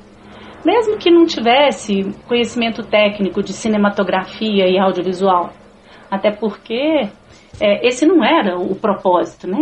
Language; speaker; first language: Portuguese; native; Portuguese